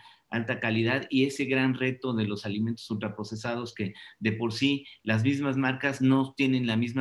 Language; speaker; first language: Spanish; native; Spanish